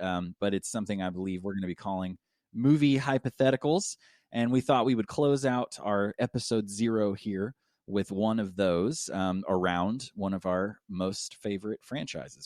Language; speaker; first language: English; native; English